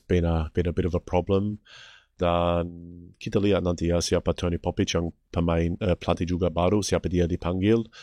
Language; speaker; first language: Indonesian; non-native, fluent; English